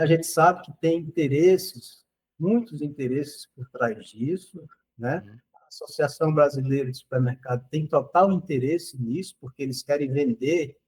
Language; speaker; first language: Portuguese; native; Portuguese